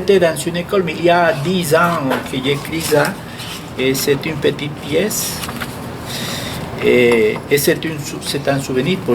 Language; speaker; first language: French; non-native, fluent; Spanish